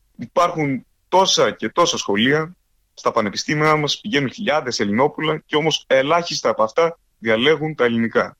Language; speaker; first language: Greek; early bilingual, heritage; Greek